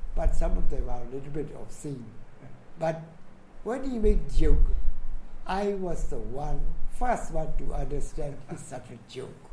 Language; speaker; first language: English; non-native, fluent; Burmese